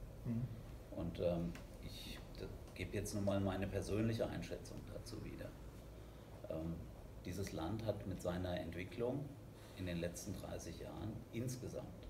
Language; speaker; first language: German; native; German